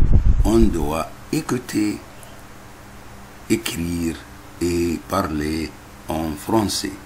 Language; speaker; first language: French; non-native, fluent; Arabic